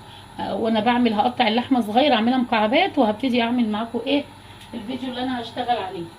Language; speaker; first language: Arabic; native; Arabic